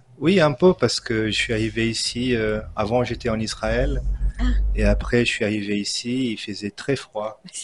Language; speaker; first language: French; non-native, fluent; Portuguese